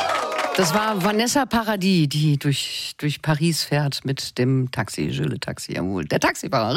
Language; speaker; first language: German; native; German